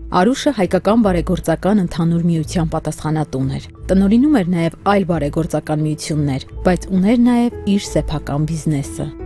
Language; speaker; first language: Armenian; native; Armenian